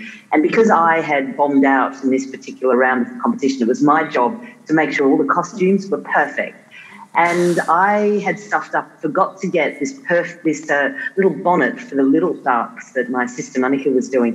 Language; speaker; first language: English; native; English